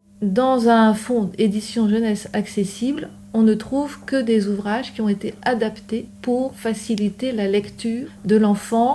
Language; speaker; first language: French; native; French